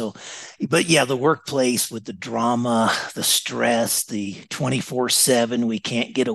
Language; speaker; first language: English; native; English